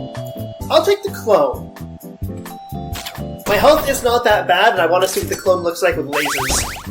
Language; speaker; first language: English; native; English